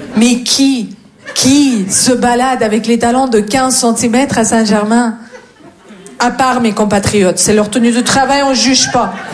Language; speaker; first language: French; non-native, fluent; Russian